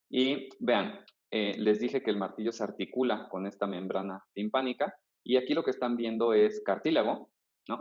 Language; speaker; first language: Spanish; native; Spanish